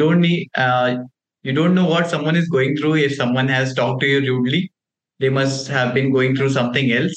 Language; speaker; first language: English; non-native, local second language; Hindi